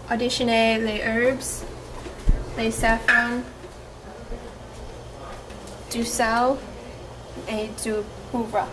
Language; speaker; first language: French; non-native, learner; English